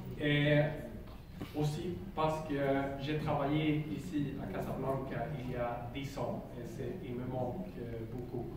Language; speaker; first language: French; non-native, learner; Swedish